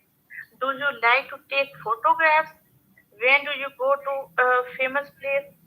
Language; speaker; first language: English; non-native, learner; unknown